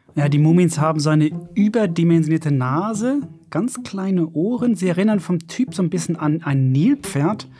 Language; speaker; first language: German; non-native, fluent; Swedish